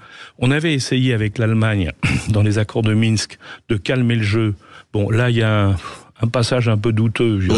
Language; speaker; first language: French; native; French